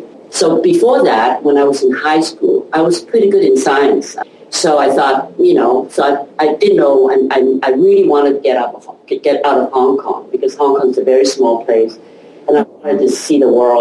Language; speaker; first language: English; non-native, local second language; Cantonese